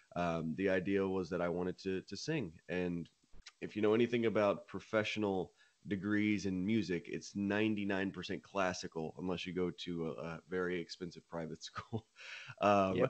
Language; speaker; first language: English; native; English